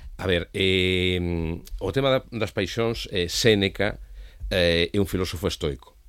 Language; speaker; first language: Galician; non-native, local second language; Spanish